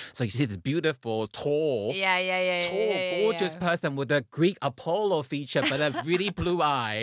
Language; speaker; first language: English; non-native, fluent; Chinese